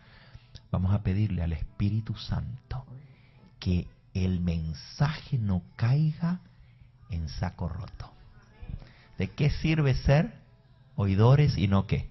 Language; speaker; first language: Spanish; native; Spanish